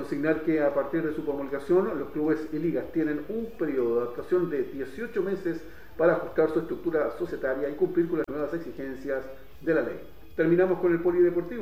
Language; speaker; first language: Spanish; native; Spanish